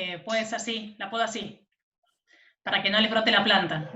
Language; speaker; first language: Spanish; native; Spanish